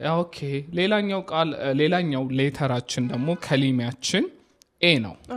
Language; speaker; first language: Amharic; non-native, local second language; Oromo